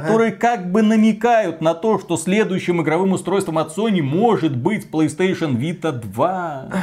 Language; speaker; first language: Russian; native; Russian